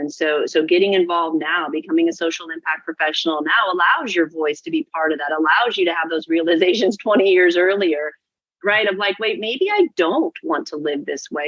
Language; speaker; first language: English; native; English